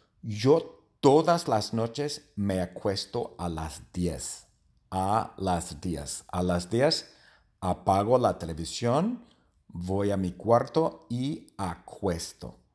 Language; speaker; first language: Spanish; non-native, learner; English